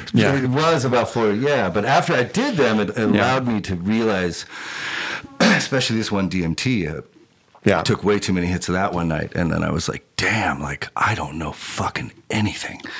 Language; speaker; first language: English; native; English